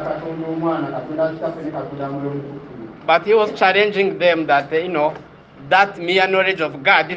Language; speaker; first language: English; non-native, local second language; Kinyarwanda